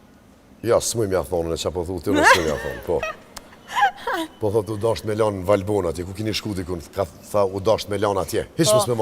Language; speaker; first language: Albanian; native; Albanian